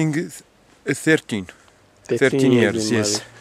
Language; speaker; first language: English; non-native, learner; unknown